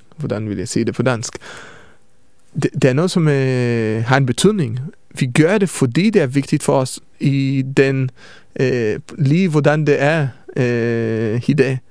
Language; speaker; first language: Danish; early bilingual, heritage; Danish